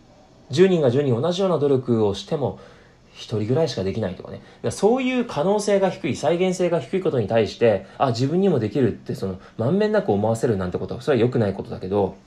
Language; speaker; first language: Japanese; native; Japanese